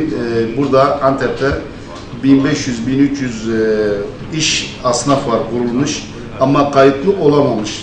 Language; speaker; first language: Turkish; non-native, fluent; Arabic